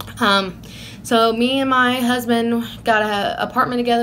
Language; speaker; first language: English; native; English